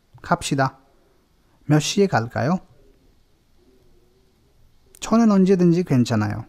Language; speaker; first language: Korean; non-native, fluent; Hindi